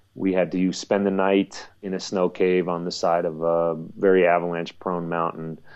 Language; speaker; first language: English; native; English